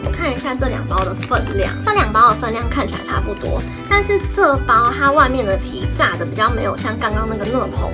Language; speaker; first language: Chinese; native; Chinese